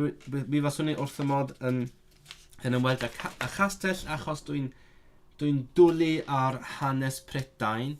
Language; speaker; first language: Welsh; non-native, learner; Cantonese